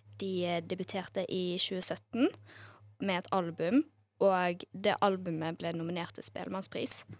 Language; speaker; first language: Norwegian; native; Norwegian